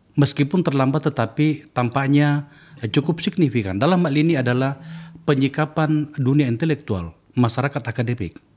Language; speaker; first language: Indonesian; native; Indonesian